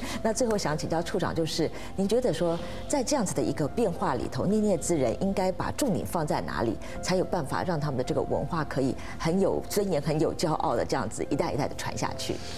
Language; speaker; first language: Chinese; native; Chinese